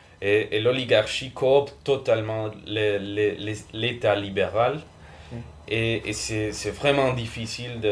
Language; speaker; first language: French; non-native, fluent; Spanish